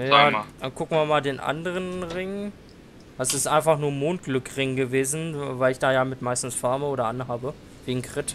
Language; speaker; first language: German; native; German